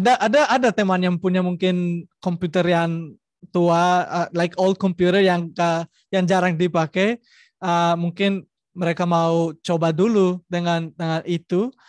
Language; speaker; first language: Indonesian; non-native, learner; Spanish